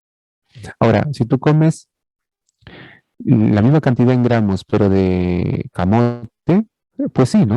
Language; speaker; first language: Spanish; native; Spanish